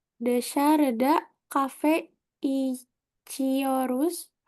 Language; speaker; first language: Turkish; non-native, learner; Indonesian